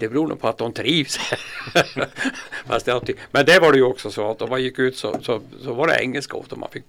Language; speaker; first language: Swedish; native; Swedish